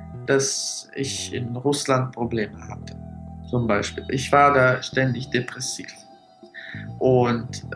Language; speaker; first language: German; non-native, fluent; Russian